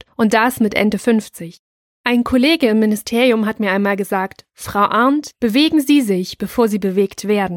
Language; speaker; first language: German; native; German